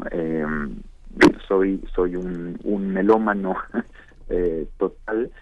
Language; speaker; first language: Spanish; native; Spanish